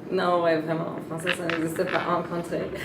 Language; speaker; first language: French; non-native, fluent; Portuguese